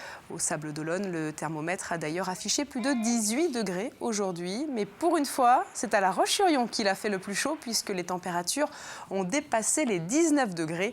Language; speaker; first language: French; native; French